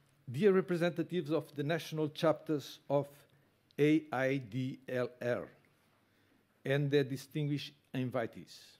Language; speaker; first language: English; non-native, fluent; Portuguese